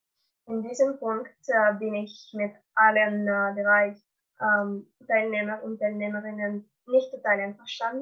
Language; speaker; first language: German; non-native, learner; Russian